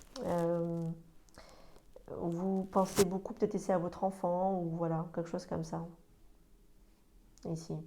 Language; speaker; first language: French; native; French